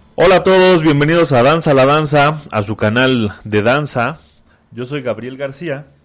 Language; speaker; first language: Spanish; native; Spanish